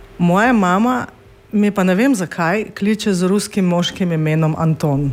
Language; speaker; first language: Slovenian; non-native, fluent; Russian